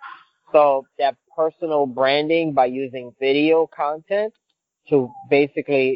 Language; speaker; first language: English; non-native, fluent; Haitian Creole